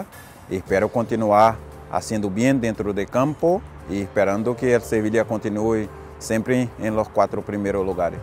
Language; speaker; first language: Spanish; non-native, fluent; Portuguese